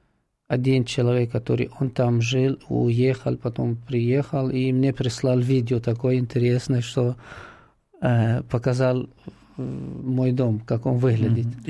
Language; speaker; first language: Russian; non-native, fluent; Arabic